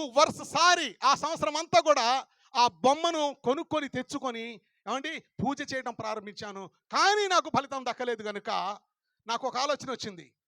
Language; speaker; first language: Telugu; non-native, local second language; Lambadi